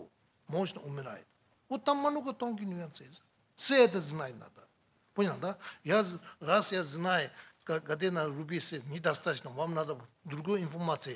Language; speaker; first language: Russian; non-native, learner; Tibetan